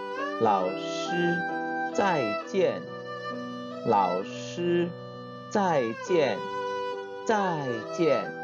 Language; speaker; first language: Chinese; non-native, fluent; Indonesian